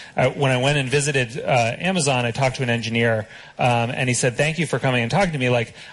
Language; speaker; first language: English; native; English